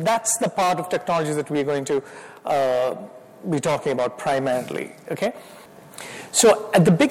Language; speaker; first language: English; non-native, local second language; Malayalam